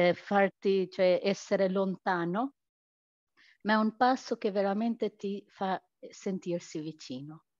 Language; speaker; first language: Italian; non-native, fluent; Albanian